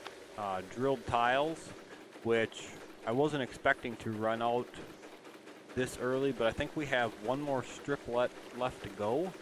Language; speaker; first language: English; native; English